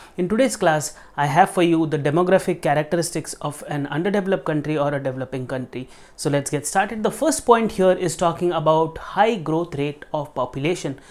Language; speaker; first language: English; non-native, local second language; Marathi